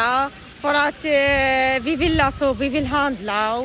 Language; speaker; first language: Swedish; non-native, learner; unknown